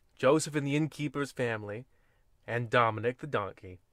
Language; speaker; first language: English; native; English